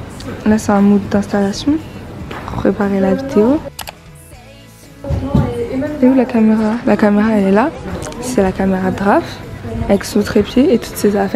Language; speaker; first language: French; native; French